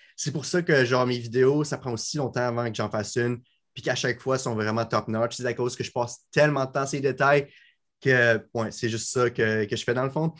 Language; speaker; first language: French; native; French